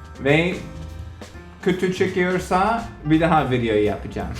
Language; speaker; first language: Turkish; non-native, learner; English